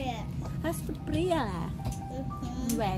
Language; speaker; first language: German; non-native, learner; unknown